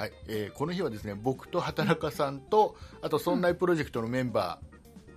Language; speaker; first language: Japanese; native; Japanese